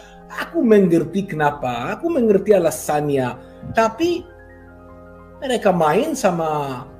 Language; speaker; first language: Indonesian; non-native, fluent; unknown